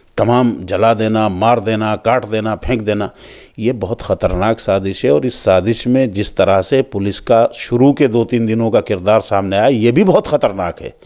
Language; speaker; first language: Hindi; native; Hindi